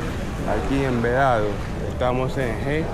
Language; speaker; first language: Spanish; non-native, fluent; English